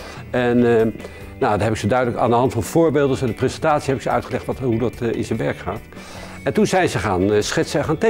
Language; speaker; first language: Dutch; native; Dutch